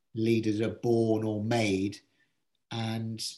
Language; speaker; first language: English; native; English